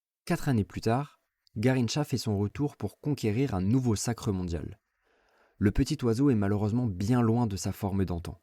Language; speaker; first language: French; native; French